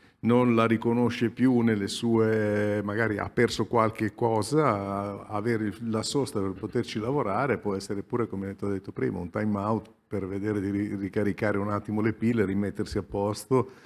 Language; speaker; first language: Italian; native; Italian